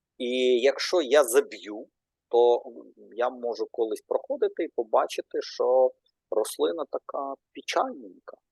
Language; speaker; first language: Ukrainian; non-native, local second language; Russian